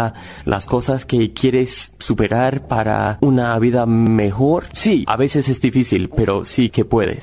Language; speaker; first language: Spanish; non-native, fluent; English